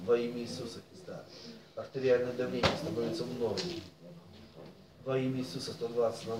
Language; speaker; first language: Russian; native; Russian